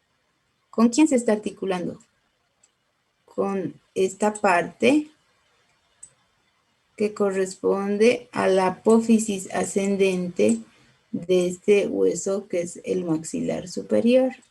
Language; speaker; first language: Spanish; native; Spanish